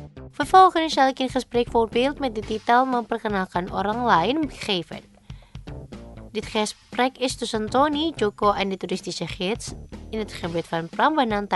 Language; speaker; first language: Dutch; non-native, learner; Indonesian